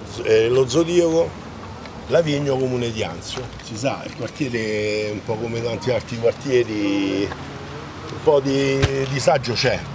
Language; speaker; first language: Italian; native; Italian